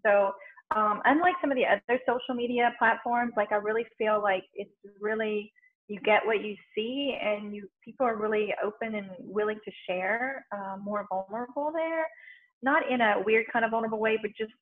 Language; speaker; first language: English; native; English